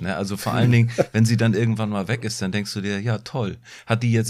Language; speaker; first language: German; native; German